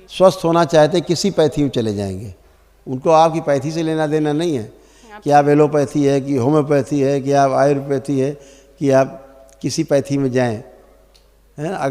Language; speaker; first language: Hindi; native; Hindi